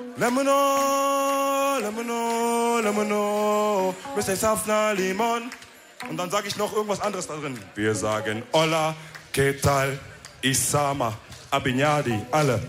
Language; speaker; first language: German; early bilingual, other home language; Wolof